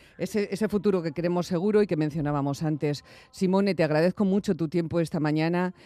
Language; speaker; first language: Spanish; native; Spanish